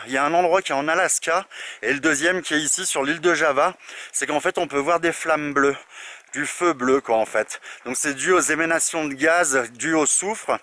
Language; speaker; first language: French; native; French